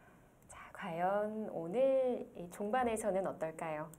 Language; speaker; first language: Korean; native; Korean